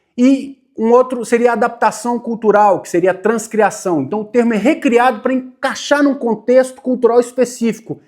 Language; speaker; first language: Portuguese; native; Portuguese